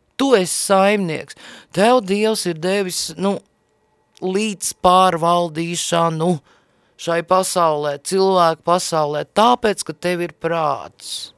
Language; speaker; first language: Latvian; native; Latvian